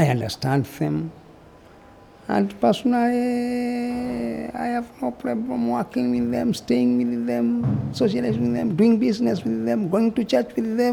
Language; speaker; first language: English; non-native, local second language; Kikuyu